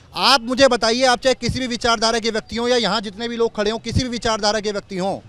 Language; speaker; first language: Hindi; native; Hindi